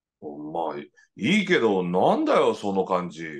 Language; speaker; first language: Japanese; native; Japanese